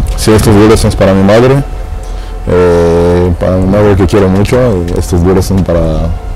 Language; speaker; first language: Spanish; non-native, learner; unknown